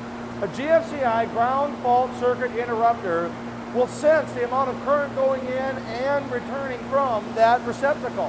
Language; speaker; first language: English; native; English